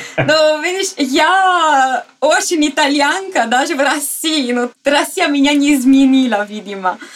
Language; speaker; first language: Russian; non-native, fluent; Italian